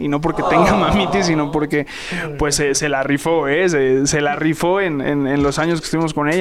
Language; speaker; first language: Spanish; native; Spanish